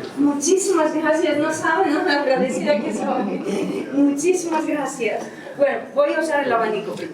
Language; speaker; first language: Spanish; non-native, fluent; Greek